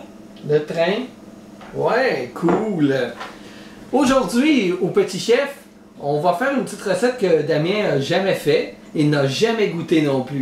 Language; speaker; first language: French; native; French